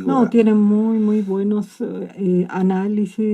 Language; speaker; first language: Spanish; native; Spanish